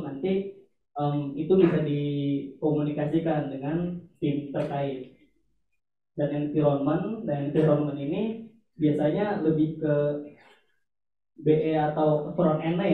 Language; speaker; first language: Indonesian; native; Indonesian